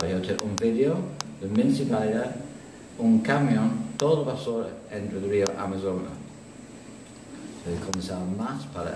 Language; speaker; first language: Spanish; non-native, learner; English